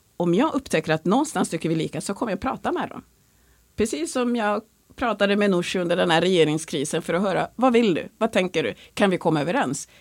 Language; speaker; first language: Swedish; early bilingual, other home language; Swahili